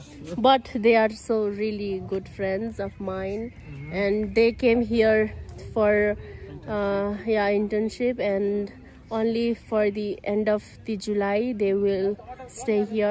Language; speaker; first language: English; non-native, learner; Nepali